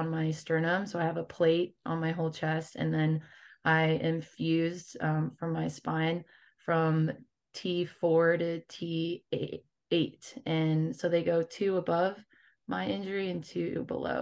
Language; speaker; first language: English; native; English